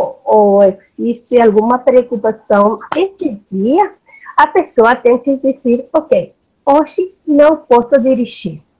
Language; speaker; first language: Portuguese; non-native, learner; Spanish